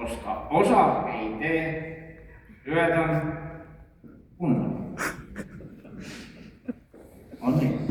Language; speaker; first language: Finnish; non-native, local second language; Estonian